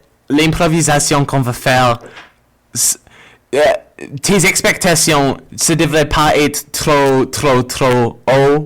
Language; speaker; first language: French; non-native, learner; English